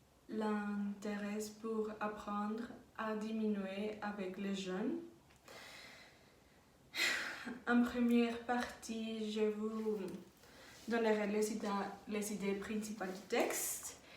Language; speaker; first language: French; non-native, learner; Spanish